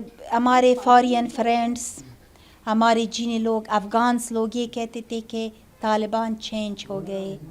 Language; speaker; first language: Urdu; non-native, fluent; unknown